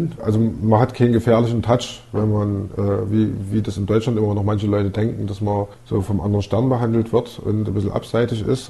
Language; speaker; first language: German; native; German